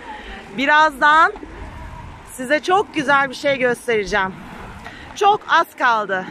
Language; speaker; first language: Turkish; native; Turkish